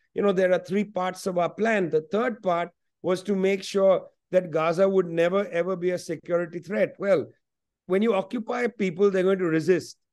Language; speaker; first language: English; non-native, local second language; Punjabi